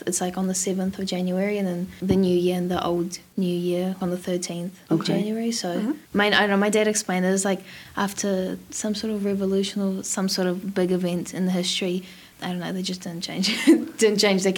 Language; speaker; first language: English; native; English